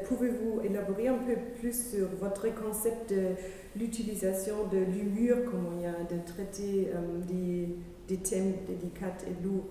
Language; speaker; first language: French; non-native, fluent; German